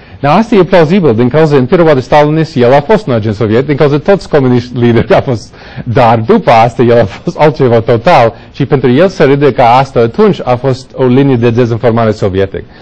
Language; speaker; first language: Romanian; non-native, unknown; English